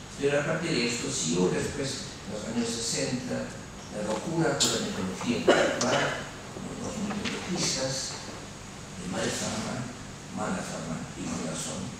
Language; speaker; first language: Spanish; non-native, fluent; German